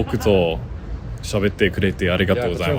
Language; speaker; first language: Japanese; non-native, learner; English